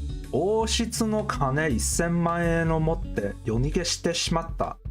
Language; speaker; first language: Japanese; non-native, learner; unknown